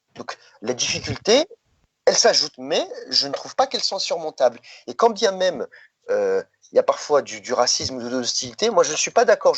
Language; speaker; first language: French; early bilingual, other home language; Riffian